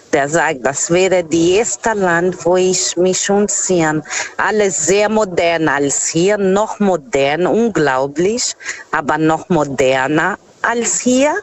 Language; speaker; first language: German; non-native, learner; Portuguese